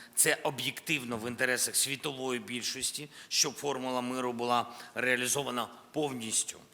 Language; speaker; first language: Ukrainian; non-native, local second language; Russian